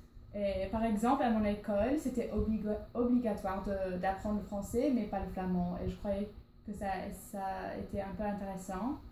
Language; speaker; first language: French; non-native, learner; English